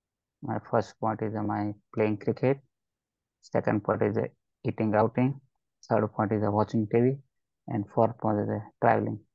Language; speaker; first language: English; non-native, learner; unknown